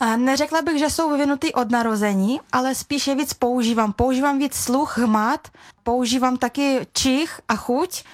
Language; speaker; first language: Czech; early bilingual, other home language; Russian